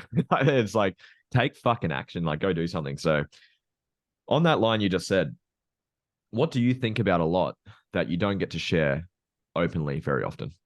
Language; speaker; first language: English; native; English